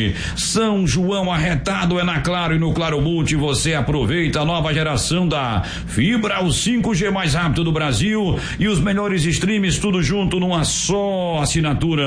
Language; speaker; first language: Portuguese; native; Portuguese